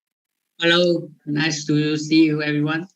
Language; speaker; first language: English; non-native, fluent; Chinese